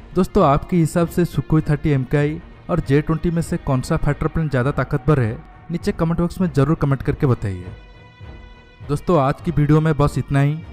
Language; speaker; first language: Hindi; native; Hindi